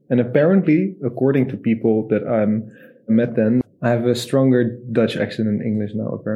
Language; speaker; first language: English; non-native, fluent; Dutch